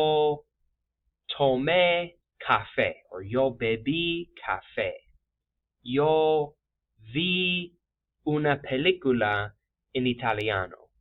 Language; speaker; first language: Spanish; non-native, fluent; English